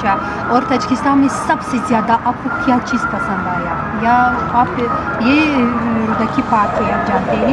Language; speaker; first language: Hindi; non-native, learner; Tajik